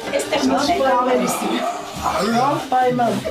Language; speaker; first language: Armenian; non-native, learner; English